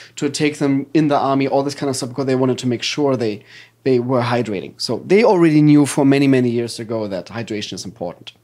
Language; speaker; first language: English; non-native, fluent; German